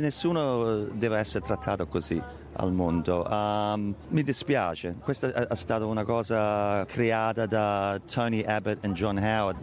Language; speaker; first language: Italian; early bilingual, heritage; Italian